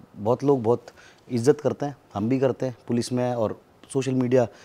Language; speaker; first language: Hindi; native; Hindi